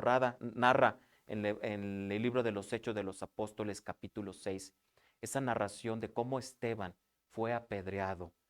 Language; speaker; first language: Spanish; native; Spanish